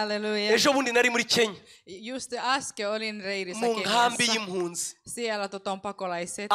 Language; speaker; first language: Finnish; non-native, fluent; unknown